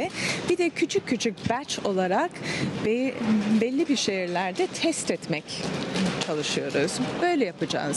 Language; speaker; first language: Turkish; early bilingual, heritage; Turkish